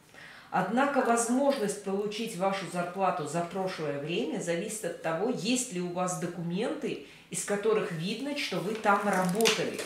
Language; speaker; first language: Russian; native; Russian